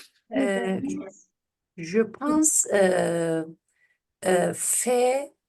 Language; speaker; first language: French; non-native, learner; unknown